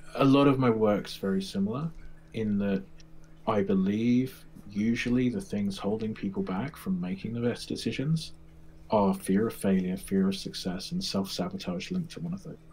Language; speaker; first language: English; native; English